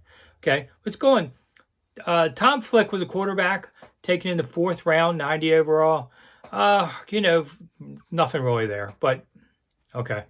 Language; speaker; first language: English; native; English